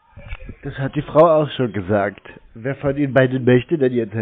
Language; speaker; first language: German; native; German